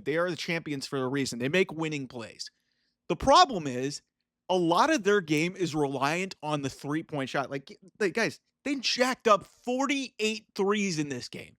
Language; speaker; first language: English; native; English